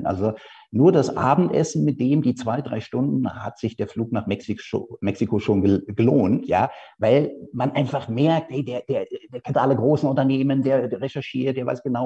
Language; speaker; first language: German; native; German